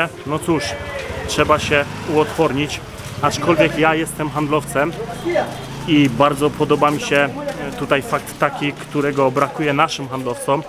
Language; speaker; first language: Polish; native; Polish